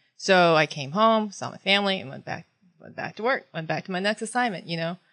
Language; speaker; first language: English; early bilingual, other home language; Filipino